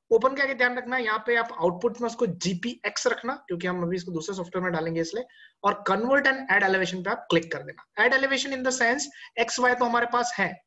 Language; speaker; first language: Hindi; native; Hindi